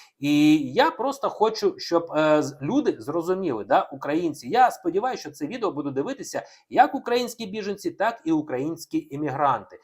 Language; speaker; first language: Ukrainian; non-native, local second language; Russian